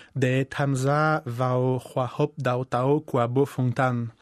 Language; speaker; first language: Vietnamese; non-native, fluent; French